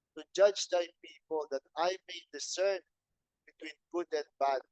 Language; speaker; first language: English; non-native, local second language; Filipino